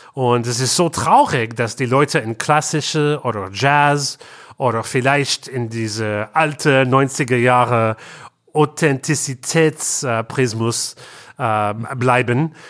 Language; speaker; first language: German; non-native, learner; English